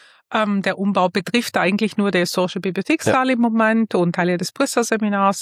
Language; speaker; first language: German; non-native, fluent; Italian